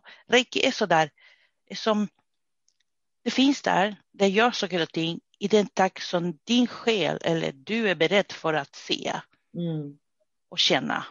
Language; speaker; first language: Swedish; non-native, fluent; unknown